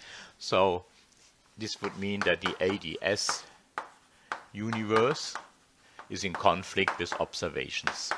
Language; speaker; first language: English; non-native, fluent; German